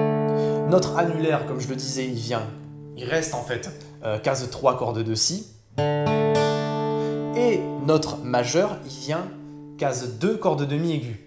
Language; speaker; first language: French; native; French